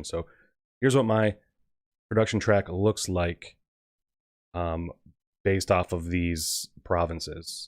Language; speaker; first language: English; native; English